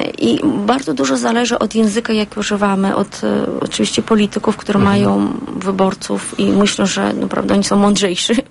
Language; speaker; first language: Polish; non-native, fluent; Azerbaijani